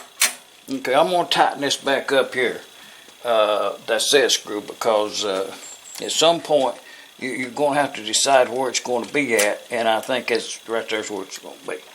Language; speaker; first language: English; native; English